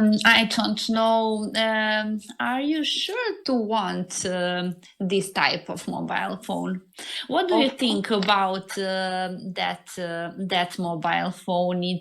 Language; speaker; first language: English; non-native, learner; Serbian